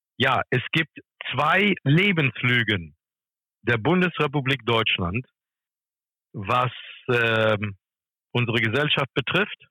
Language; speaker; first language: German; early bilingual, other home language; English